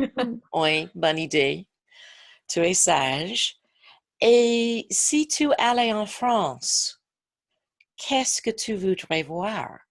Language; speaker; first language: French; non-native, fluent; English